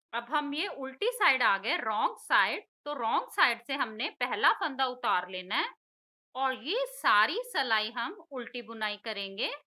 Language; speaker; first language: Hindi; native; Hindi